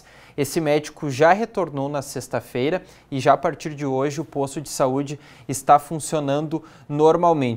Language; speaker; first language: Portuguese; native; Portuguese